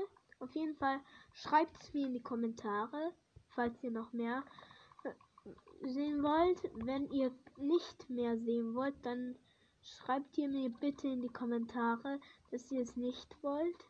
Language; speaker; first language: German; early bilingual, other home language; Hungarian